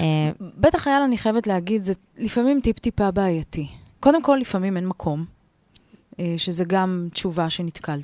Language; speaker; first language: Hebrew; native; Hebrew